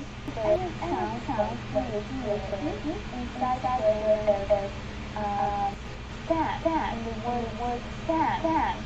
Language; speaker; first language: English; non-native, learner; Ukrainian